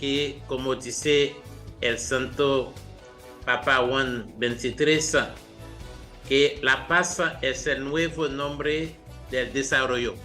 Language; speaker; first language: Spanish; non-native, fluent; Haitian Creole